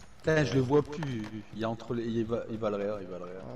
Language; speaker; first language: French; native; French